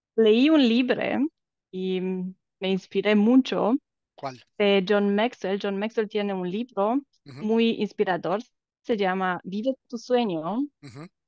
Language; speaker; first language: Spanish; non-native, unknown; Romanian